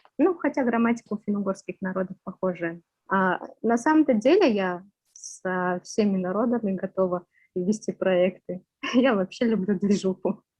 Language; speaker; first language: Russian; non-native, local second language; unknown